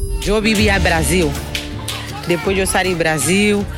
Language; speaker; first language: Spanish; non-native, learner; Haitian Creole